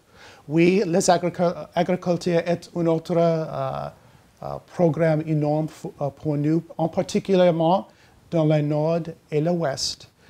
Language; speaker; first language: French; non-native, learner; English